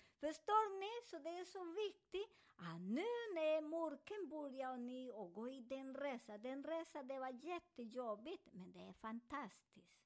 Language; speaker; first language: Swedish; non-native, fluent; Spanish